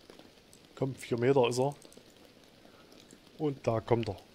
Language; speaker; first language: German; native; German